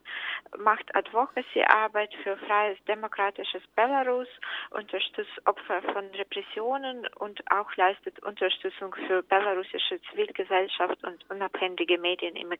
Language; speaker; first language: German; non-native, fluent; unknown